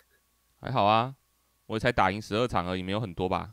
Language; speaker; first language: Chinese; native; Chinese